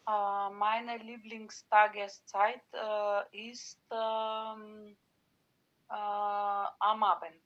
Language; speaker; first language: German; non-native, learner; Macedonian